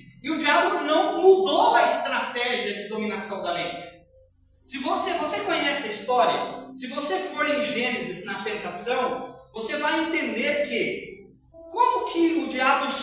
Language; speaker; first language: Portuguese; native; Portuguese